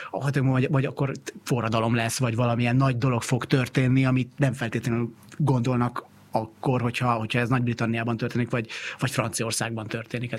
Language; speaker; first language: Hungarian; native; Hungarian